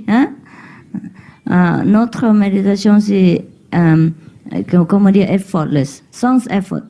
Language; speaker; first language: French; non-native, learner; Vietnamese